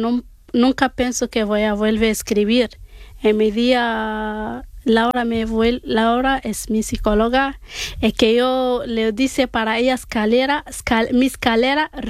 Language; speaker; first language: Spanish; non-native, learner; Arabic